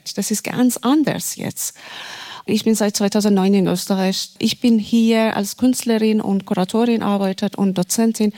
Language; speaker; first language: German; non-native, fluent; Persian